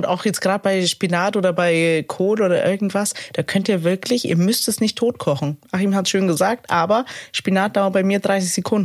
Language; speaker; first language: German; native; German